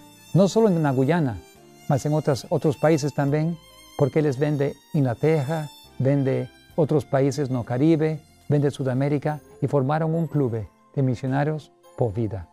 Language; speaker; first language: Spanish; non-native, learner; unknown